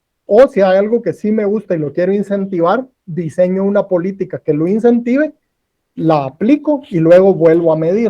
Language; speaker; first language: Spanish; native; Spanish